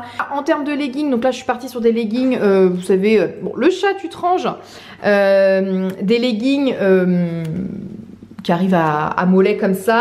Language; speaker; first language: French; native; French